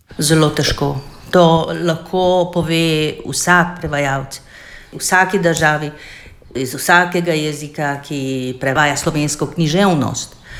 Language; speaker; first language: Slovenian; non-native, fluent; Hungarian